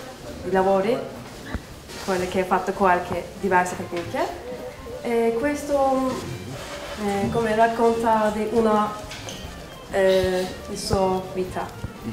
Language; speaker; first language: Italian; non-native, learner; Turkish